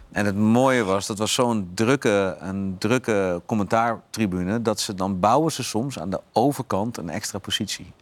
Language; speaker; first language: Dutch; native; Dutch